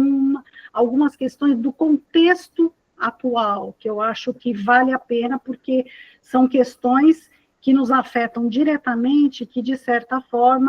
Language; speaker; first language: Portuguese; native; Portuguese